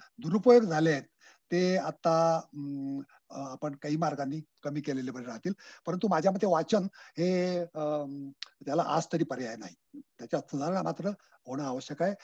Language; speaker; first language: Marathi; native; Marathi